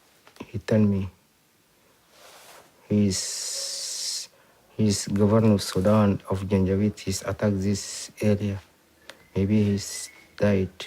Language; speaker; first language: English; non-native, learner; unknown